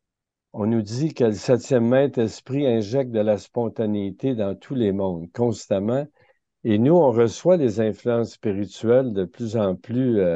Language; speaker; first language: French; native; French